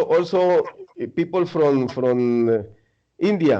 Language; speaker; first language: English; non-native, learner; Spanish